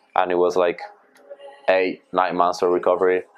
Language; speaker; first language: English; non-native, fluent; Spanish